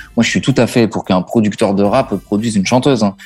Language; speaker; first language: French; early bilingual, other home language; Italian